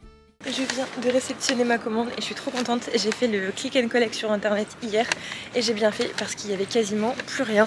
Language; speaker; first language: French; native; French